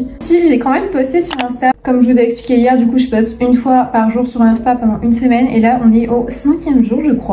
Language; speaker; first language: French; native; French